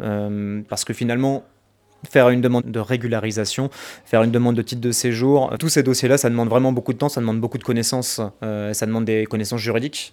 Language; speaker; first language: French; native; French